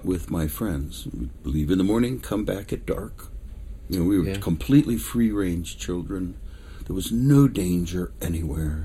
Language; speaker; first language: English; native; English